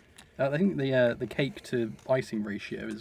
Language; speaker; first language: English; native; English